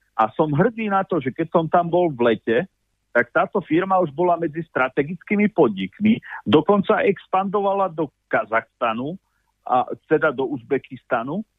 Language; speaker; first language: Slovak; native; Slovak